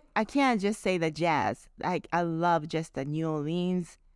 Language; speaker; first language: English; non-native, fluent; Japanese